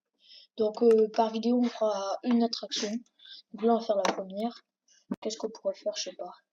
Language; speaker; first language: French; native; French